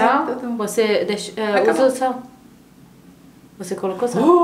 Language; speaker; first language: Portuguese; non-native, learner; Croatian